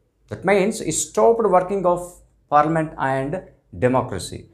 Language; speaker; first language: English; non-native, local second language; Telugu